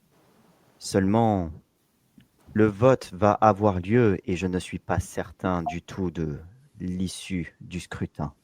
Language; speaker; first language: French; native; French